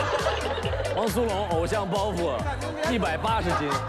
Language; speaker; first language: Chinese; native; Chinese